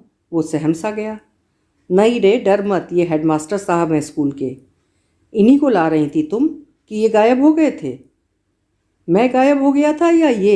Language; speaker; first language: Hindi; native; Hindi